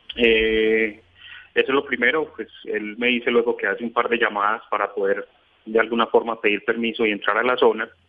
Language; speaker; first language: Spanish; native; Spanish